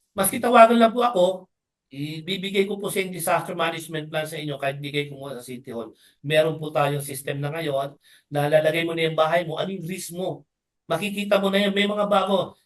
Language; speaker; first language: Filipino; native; Filipino